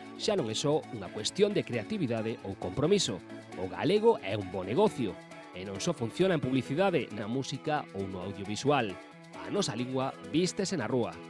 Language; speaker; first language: Galician; native; Galician